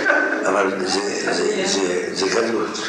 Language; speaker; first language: Hebrew; non-native, fluent; French